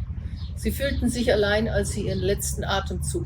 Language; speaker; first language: German; native; German